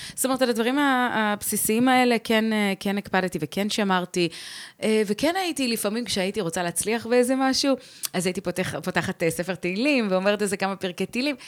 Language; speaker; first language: Hebrew; early bilingual, heritage; Hebrew